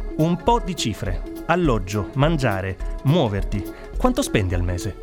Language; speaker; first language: Italian; native; Italian